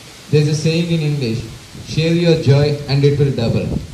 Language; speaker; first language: English; non-native, local second language; Telugu